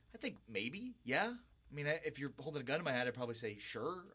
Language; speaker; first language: English; native; English